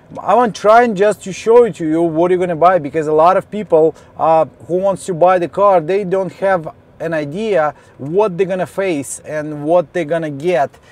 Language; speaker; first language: English; non-native, fluent; Russian